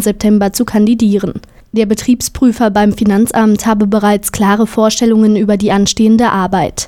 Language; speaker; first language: German; native; German